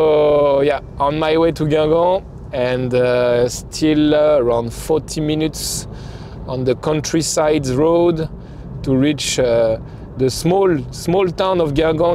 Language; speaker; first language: English; non-native, fluent; French